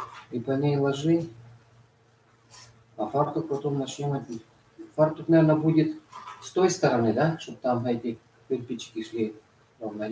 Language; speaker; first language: Russian; native; Russian